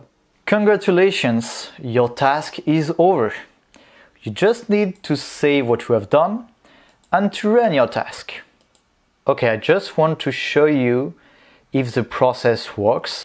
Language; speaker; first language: English; non-native, fluent; French